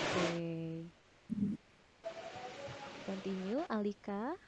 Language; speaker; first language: English; non-native, fluent; Indonesian